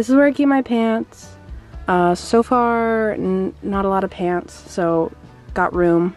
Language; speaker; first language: English; native; English